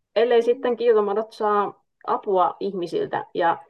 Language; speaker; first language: Finnish; native; Finnish